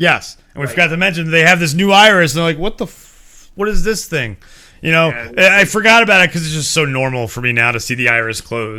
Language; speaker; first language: English; native; English